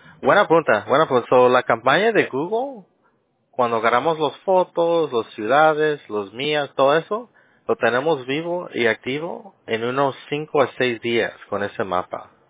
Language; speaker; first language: Spanish; early bilingual, heritage; Spanish